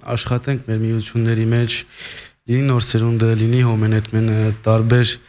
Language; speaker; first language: Armenian; early bilingual, heritage; Armenian